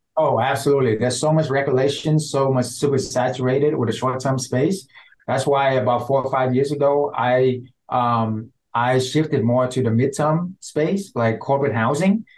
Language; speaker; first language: English; non-native, fluent; Vietnamese